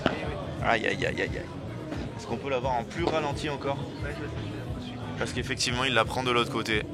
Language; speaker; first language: French; native; French